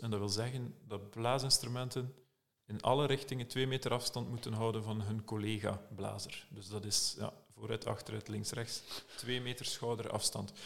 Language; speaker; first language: Dutch; native; Dutch